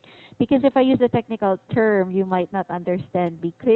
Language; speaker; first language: English; non-native, fluent; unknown